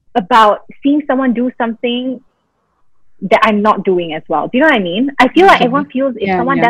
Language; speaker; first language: English; native; English